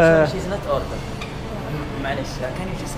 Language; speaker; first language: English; non-native, learner; Arabic